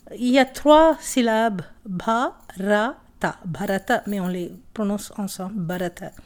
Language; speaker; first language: French; non-native, local second language; Tamil